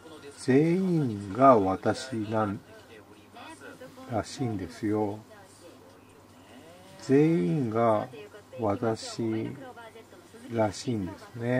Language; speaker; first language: Japanese; native; Japanese